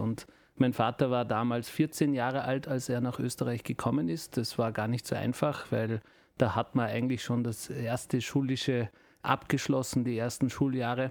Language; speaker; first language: German; early bilingual, other home language; Turkish